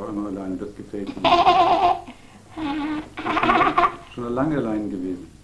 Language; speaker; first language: German; native; German